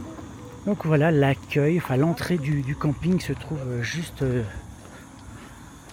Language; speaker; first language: French; native; French